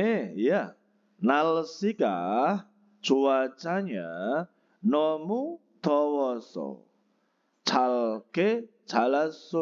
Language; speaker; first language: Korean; non-native, fluent; Indonesian